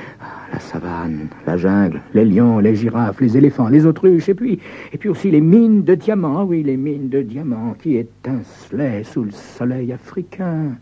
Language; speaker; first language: French; native; French